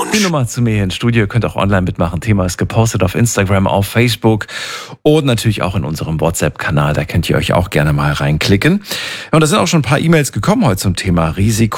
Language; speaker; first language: German; native; German